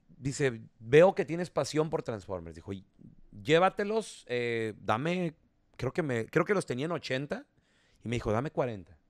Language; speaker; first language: Spanish; native; Spanish